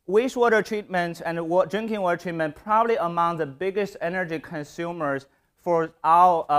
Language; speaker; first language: English; non-native, fluent; Chinese